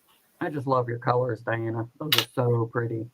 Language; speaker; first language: English; native; English